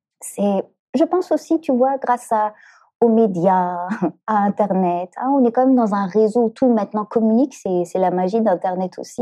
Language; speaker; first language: French; native; French